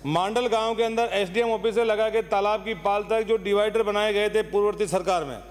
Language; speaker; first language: Hindi; native; Hindi